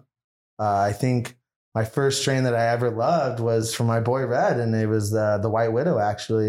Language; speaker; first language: English; native; English